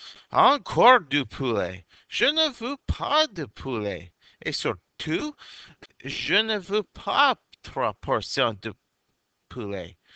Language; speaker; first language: French; non-native, fluent; English